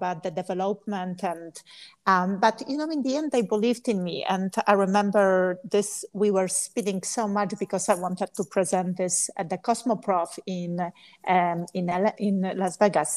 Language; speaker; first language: English; non-native, fluent; Polish